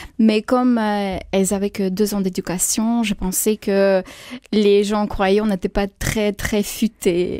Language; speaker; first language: French; non-native, fluent; Russian